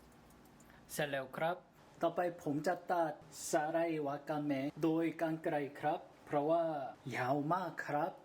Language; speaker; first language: Thai; non-native, learner; Korean